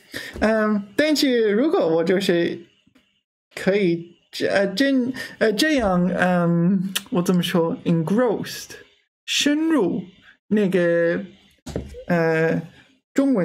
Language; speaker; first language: Chinese; non-native, learner; English